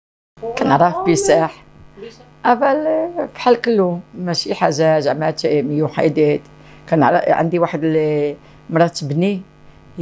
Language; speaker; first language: Arabic; native; Arabic